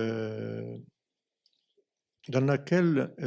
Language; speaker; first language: French; non-native, fluent; Italian